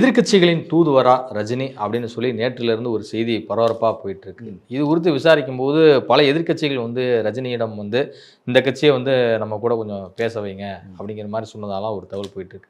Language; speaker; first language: Tamil; native; Tamil